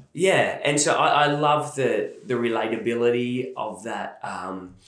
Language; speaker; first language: English; native; English